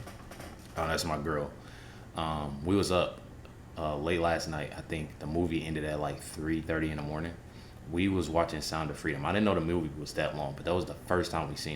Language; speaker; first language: English; native; English